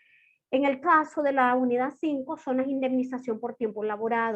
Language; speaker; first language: Spanish; native; Spanish